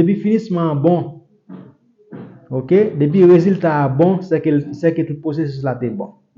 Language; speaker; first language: French; non-native, learner; Haitian Creole